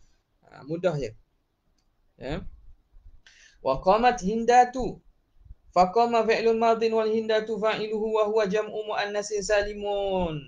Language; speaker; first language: Arabic; non-native, fluent; Malay